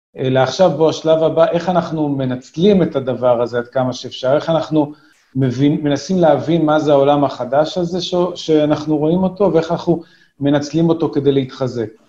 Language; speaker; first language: Hebrew; native; Hebrew